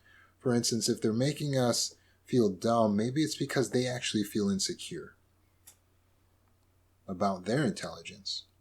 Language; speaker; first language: English; native; English